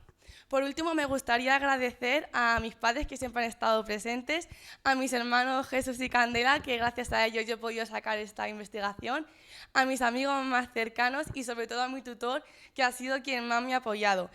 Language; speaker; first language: Spanish; native; Spanish